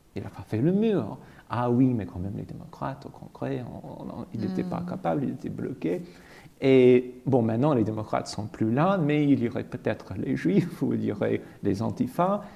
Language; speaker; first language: French; non-native, fluent; English